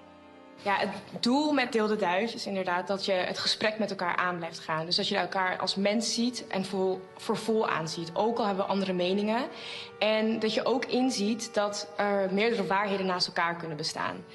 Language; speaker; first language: Dutch; native; Dutch